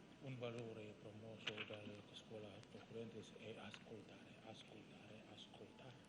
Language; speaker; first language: Italian; non-native, fluent; Indonesian